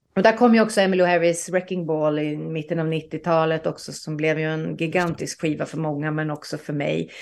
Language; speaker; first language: Swedish; native; Swedish